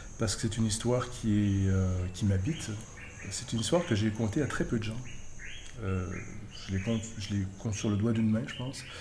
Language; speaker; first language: French; native; French